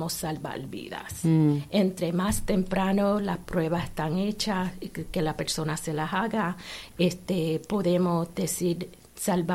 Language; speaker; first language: Spanish; early bilingual, heritage; Spanish